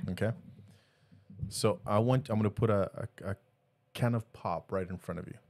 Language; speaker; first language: English; early bilingual, other home language; Spanish